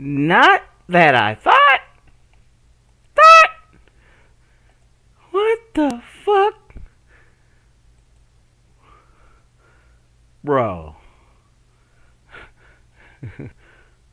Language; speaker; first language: English; native; English